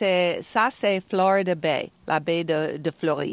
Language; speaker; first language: French; non-native, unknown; English